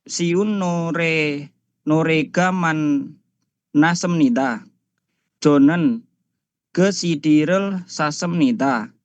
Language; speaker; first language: Korean; non-native, learner; Indonesian